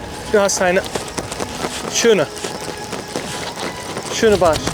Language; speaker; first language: German; non-native, learner; Dutch